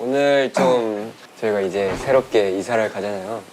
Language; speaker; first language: Korean; non-native, fluent; Japanese